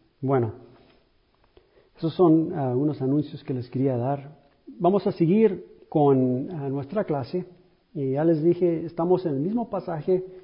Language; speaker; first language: Spanish; early bilingual, other home language; English